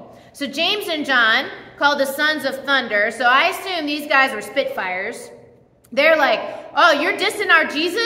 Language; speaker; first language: English; native; English